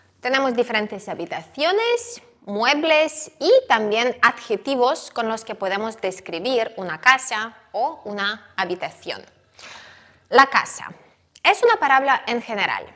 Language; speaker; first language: Spanish; non-native, fluent; Ukrainian